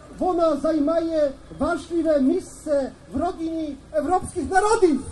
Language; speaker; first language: Ukrainian; non-native, learner; Polish